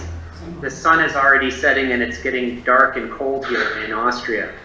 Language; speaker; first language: English; native; English